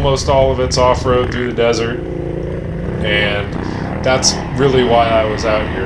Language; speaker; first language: English; native; English